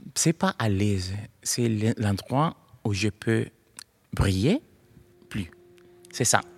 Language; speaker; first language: French; non-native, learner; Spanish